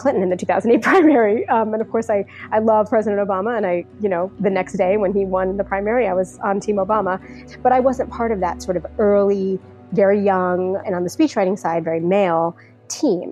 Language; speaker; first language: English; native; English